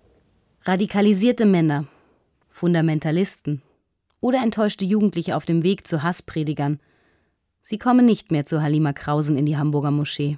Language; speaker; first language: German; native; German